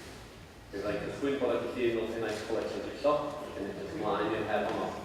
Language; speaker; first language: Welsh; native; Welsh